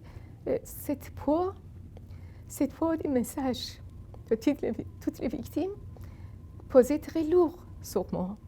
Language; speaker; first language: French; non-native, fluent; Persian